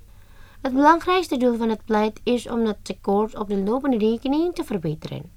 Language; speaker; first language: Dutch; non-native, fluent; Indonesian